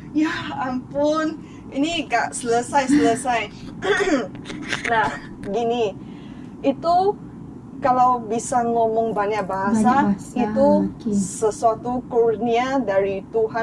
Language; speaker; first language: Indonesian; non-native, fluent; Chinese